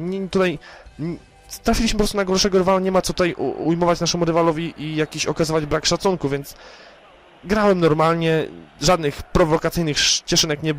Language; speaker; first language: Polish; native; Polish